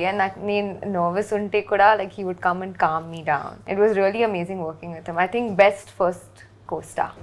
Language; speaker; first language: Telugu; non-native, learner; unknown